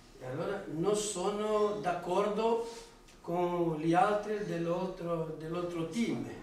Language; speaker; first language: Italian; non-native, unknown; Portuguese